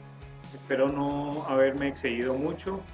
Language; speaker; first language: Spanish; native; Spanish